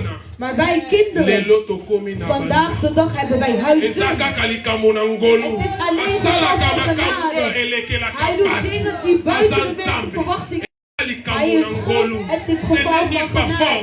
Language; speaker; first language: Dutch; non-native, learner; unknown